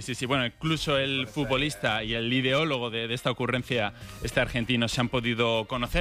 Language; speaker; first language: Spanish; native; Spanish